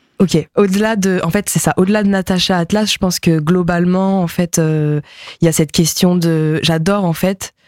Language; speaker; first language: French; early bilingual, other home language; Japanese